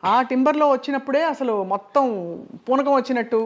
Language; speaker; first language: Telugu; native; Telugu